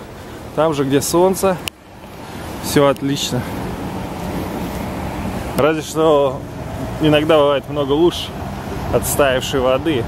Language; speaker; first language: Russian; native; Russian